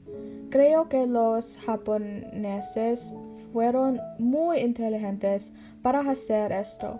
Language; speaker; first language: Spanish; non-native, learner; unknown